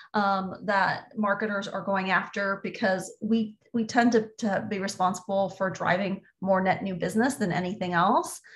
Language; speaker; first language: English; native; English